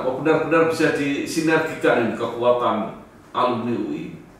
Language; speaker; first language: Indonesian; native; Indonesian